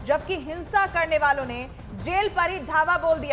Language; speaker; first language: Hindi; native; Hindi